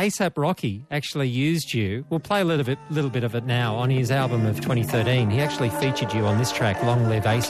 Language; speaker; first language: English; native; English